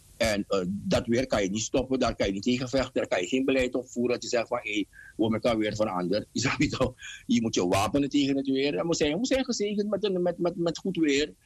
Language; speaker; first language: Dutch; native; Dutch